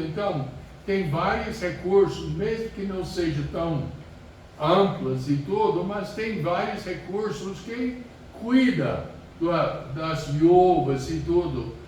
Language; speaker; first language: Portuguese; non-native, fluent; English